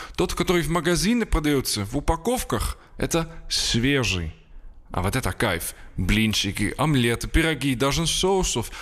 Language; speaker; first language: Russian; non-native, fluent; Dutch